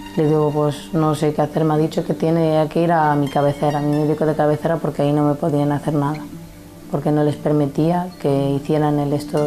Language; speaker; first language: Spanish; early bilingual, other home language; Arabic